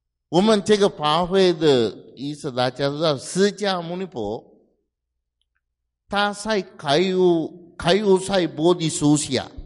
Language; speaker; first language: Chinese; non-native, fluent; Sinhala